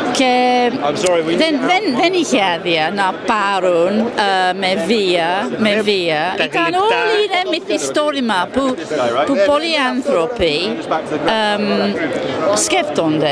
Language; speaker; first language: Greek; non-native, fluent; English